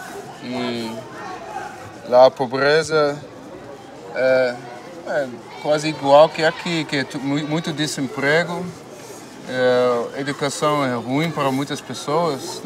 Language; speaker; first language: Portuguese; non-native, fluent; Dutch